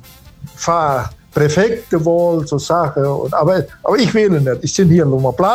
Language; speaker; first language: German; early bilingual, heritage; German